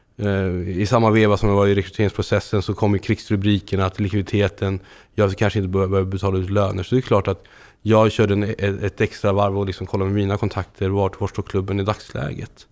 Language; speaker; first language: Swedish; native; Swedish